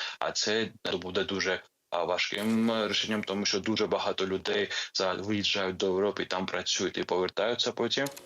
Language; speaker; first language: Ukrainian; non-native, fluent; Georgian